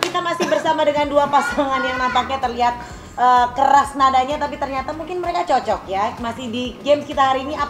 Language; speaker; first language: Indonesian; native; Indonesian